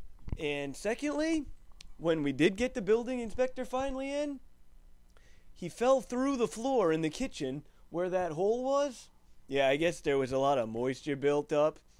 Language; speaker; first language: English; native; English